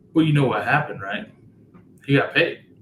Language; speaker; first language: English; native; English